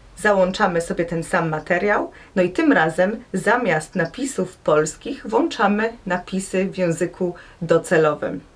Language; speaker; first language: Polish; native; Polish